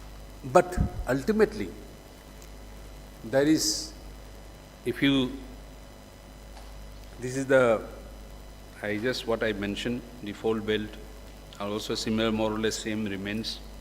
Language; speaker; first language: English; non-native, local second language; Manipuri